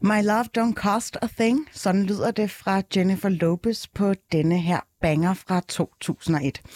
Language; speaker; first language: Danish; early bilingual, other home language; Arabic